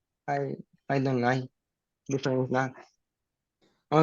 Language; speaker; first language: English; non-native, learner; Spanish